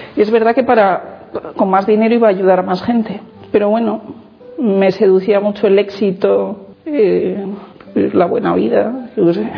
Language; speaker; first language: Spanish; native; Spanish